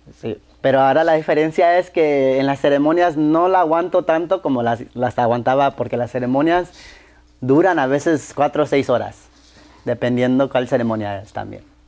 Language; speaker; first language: Spanish; early bilingual, heritage; Spanish